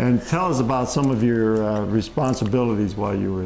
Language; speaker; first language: English; native; English